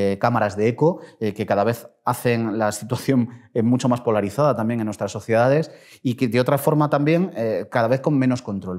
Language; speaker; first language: Spanish; native; Spanish